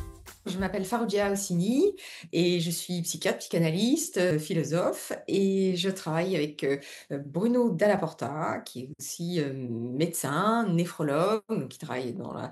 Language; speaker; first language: French; native; French